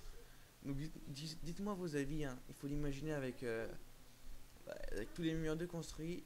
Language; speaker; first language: French; native; French